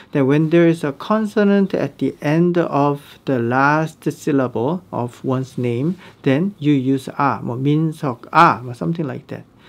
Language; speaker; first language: English; non-native, fluent; Korean